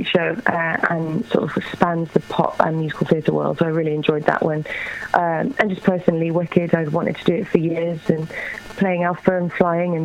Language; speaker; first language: English; native; English